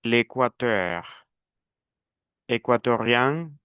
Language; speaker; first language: French; non-native, fluent; Spanish